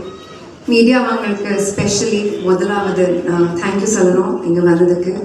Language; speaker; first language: Tamil; non-native, fluent; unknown